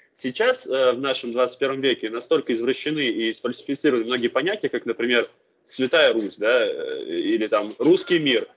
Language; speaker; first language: Russian; native; Russian